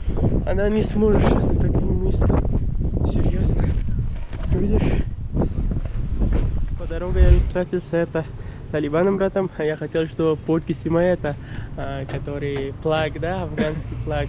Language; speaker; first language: Russian; non-native, learner; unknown